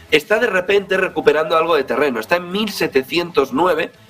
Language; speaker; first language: Spanish; native; Spanish